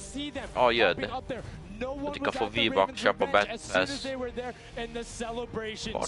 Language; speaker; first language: Swedish; early bilingual, other home language; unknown